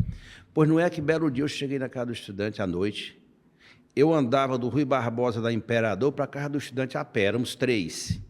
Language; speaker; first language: Portuguese; native; Portuguese